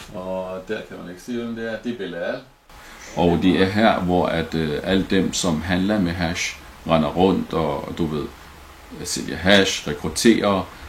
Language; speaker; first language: Danish; non-native, fluent; Arabic